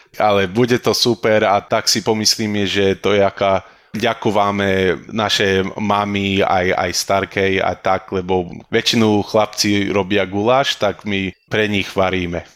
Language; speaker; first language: Slovak; early bilingual, heritage; Slovak